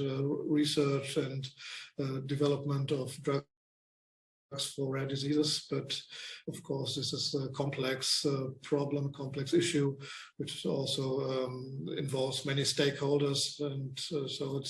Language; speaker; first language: English; non-native, fluent; German